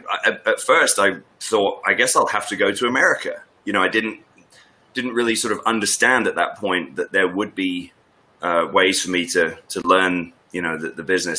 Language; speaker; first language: English; native; English